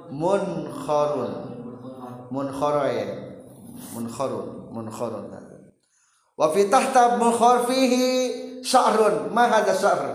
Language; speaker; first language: Arabic; non-native, fluent; Indonesian